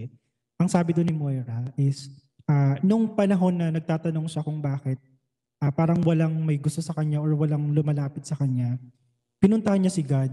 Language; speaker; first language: English; non-native, local second language; Filipino